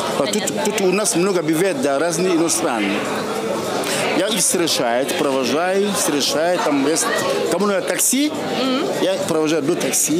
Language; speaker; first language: Russian; non-native, local second language; French